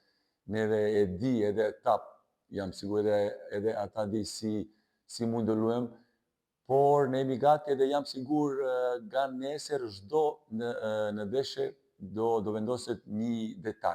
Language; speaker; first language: Albanian; non-native, learner; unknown